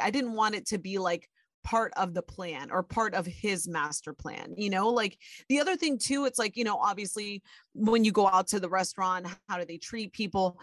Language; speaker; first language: English; early bilingual, other home language; Spanish